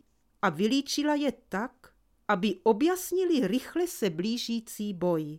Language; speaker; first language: Czech; native; Czech